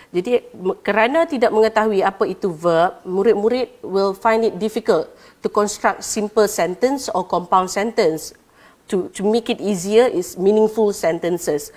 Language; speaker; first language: English; non-native, local second language; Malay